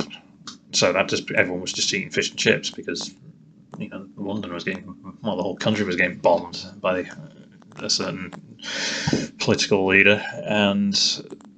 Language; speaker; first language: English; native; English